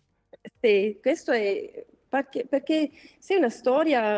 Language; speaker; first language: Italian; non-native, learner; German